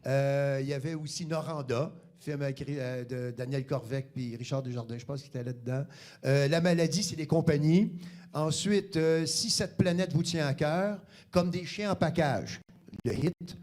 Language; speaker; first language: French; native; French